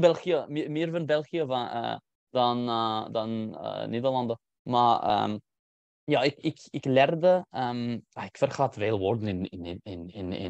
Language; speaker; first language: Dutch; non-native, learner; English